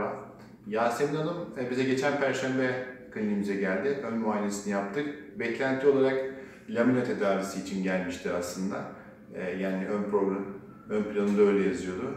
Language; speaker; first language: Turkish; native; Turkish